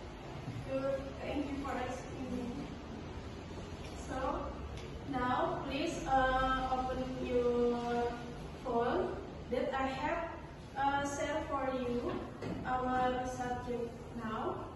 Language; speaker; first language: English; non-native, learner; Indonesian